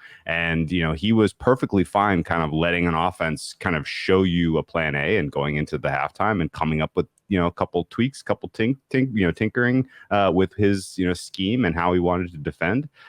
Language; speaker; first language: English; native; English